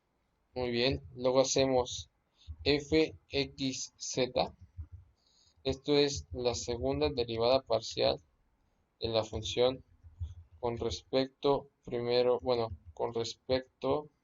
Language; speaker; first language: Spanish; native; Spanish